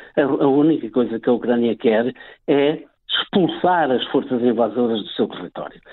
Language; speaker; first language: Portuguese; native; Portuguese